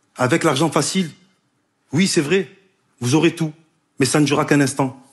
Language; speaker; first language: French; native; French